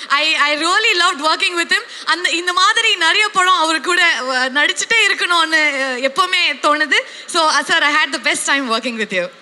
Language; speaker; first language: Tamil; non-native, learner; Kannada